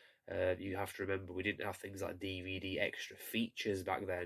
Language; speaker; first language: English; native; English